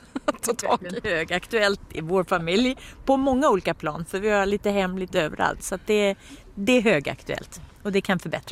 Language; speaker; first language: Swedish; native; Swedish